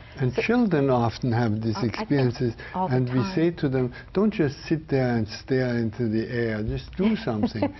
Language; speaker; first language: English; non-native, fluent; German